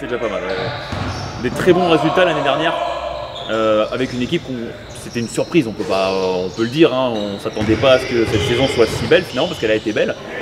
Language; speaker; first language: French; native; French